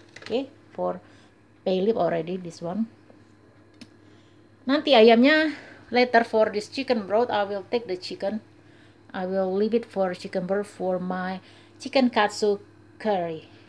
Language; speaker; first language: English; non-native, learner; Indonesian